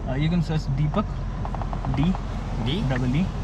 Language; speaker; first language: English; non-native, local second language; Hindi